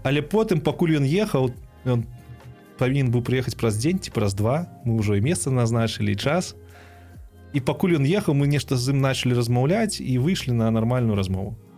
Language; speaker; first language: Belarusian; non-native, local second language; Russian